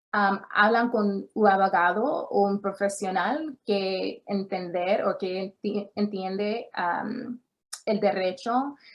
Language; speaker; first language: Spanish; early bilingual, other home language; English